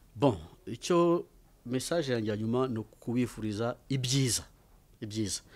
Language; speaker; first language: Kinyarwanda; early bilingual, heritage; Kinyarwanda